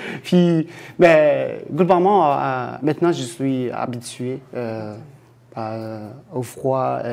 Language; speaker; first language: French; non-native, fluent; Chinese